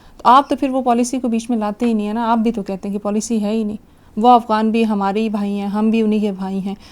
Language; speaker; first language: Urdu; non-native, local second language; Pashto